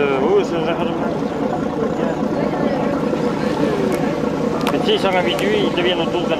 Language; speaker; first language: French; native; French